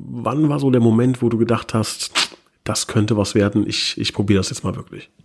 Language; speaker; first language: German; native; German